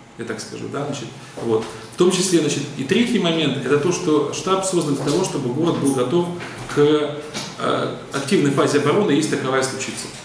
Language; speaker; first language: Russian; native; Russian